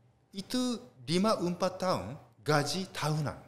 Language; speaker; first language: Indonesian; non-native, learner; Japanese